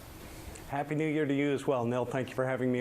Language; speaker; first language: English; native; English